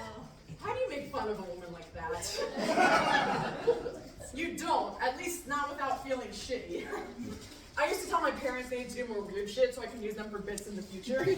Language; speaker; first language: English; native; English